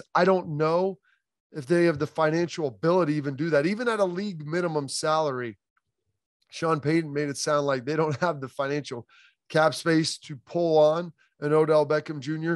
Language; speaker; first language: English; native; English